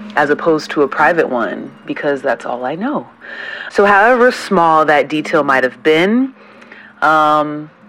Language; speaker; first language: English; non-native, fluent; Portuguese